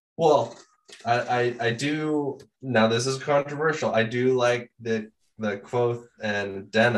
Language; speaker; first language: English; native; English